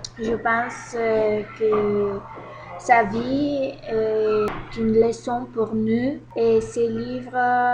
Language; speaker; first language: French; non-native, learner; Bulgarian